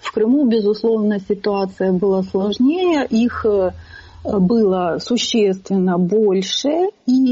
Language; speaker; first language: Russian; native; Russian